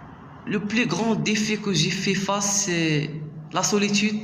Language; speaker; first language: French; non-native, local second language; Arabic